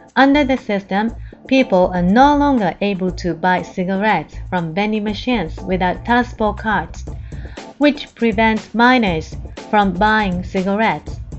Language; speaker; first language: English; non-native, fluent; Japanese